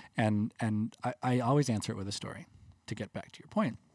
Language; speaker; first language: English; native; English